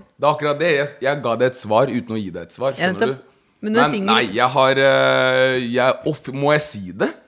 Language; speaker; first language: Norwegian; native; Norwegian